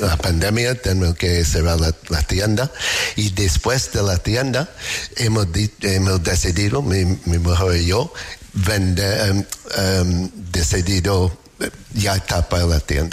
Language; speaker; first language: Spanish; non-native, learner; English